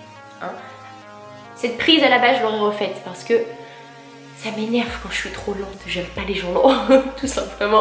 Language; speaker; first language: French; native; French